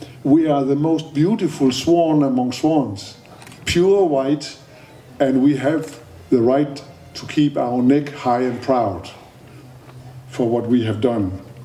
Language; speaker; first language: English; non-native, fluent; Danish